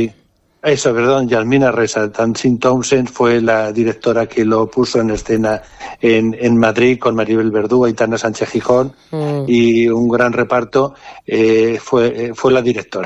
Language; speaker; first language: Spanish; native; Spanish